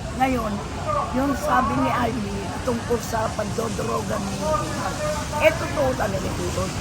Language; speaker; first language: Filipino; non-native, local second language; Iloko